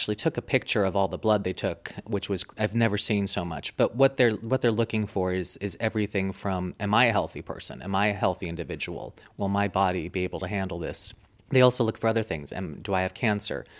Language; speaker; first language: English; native; English